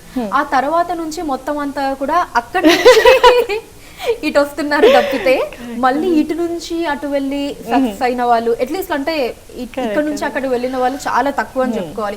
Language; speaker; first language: Telugu; native; Telugu